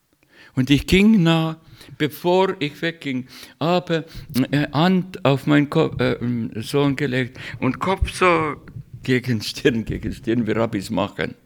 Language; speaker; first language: German; non-native, learner; Estonian